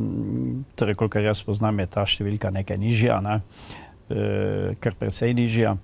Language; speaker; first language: Slovenian; native; Slovenian